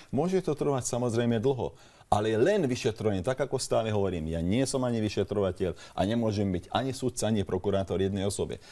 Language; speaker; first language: Slovak; non-native, local second language; Hungarian